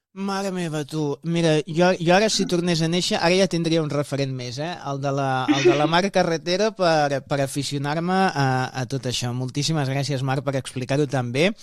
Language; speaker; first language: Catalan; native; Catalan